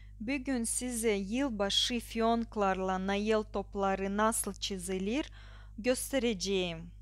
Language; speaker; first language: Turkish; non-native, learner; Russian